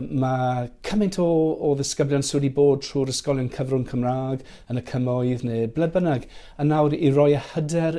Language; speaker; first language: Welsh; non-native, fluent; English